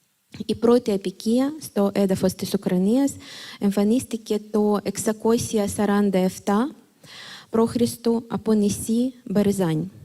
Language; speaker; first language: Greek; non-native, fluent; Ukrainian